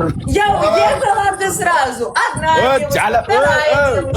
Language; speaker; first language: Russian; native; Russian